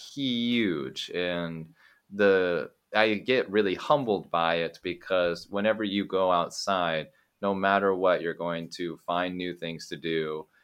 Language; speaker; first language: English; native; English